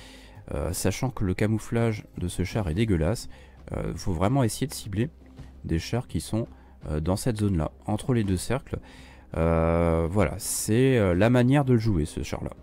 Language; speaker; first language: French; native; French